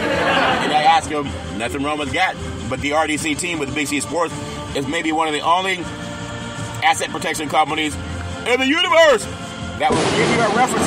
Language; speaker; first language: English; native; English